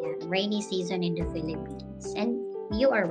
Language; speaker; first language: English; non-native, local second language; Filipino